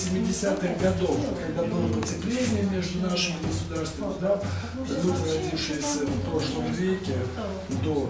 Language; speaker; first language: Russian; native; Russian